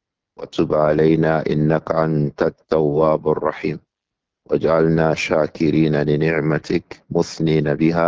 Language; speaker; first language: Arabic; non-native, fluent; Yoruba